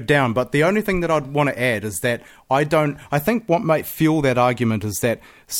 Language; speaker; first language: English; native; English